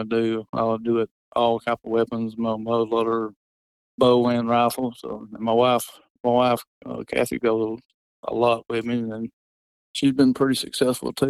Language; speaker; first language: English; native; English